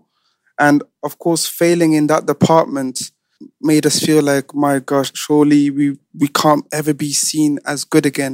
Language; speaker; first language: English; non-native, fluent; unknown